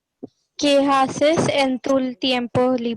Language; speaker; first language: Spanish; non-native, learner; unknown